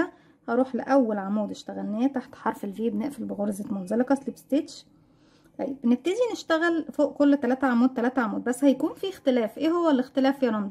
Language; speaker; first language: Arabic; native; Arabic